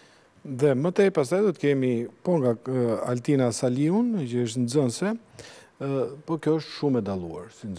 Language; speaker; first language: Albanian; native; Albanian